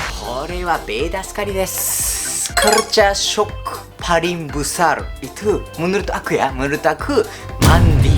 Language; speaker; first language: Indonesian; non-native, learner; Japanese